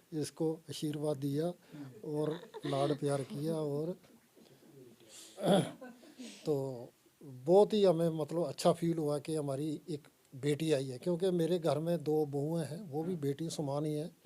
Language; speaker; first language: Hindi; native; Hindi